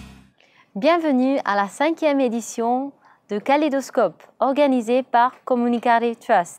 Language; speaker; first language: French; non-native, learner; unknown